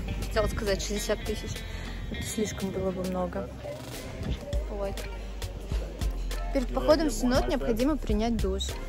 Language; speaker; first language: Russian; native; Russian